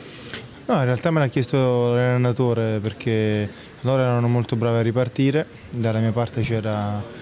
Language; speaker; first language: Italian; native; Italian